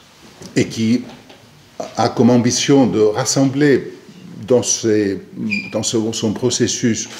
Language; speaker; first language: French; non-native, fluent; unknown